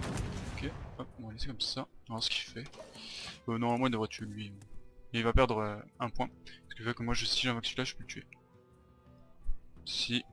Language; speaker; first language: French; native; French